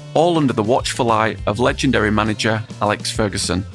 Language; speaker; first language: English; native; English